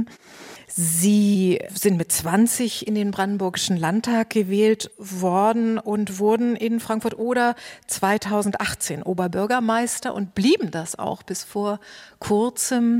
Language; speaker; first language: German; native; German